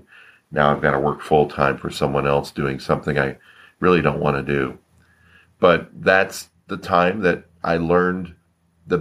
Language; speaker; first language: English; native; English